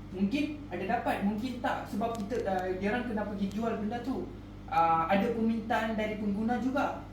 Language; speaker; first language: Malay; non-native, local second language; Tamil